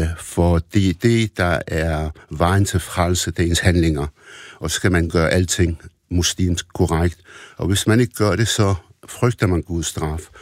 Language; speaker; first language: Danish; early bilingual, other home language; Arabic